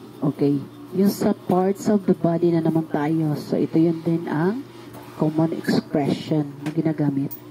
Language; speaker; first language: Filipino; non-native, local second language; Cebuano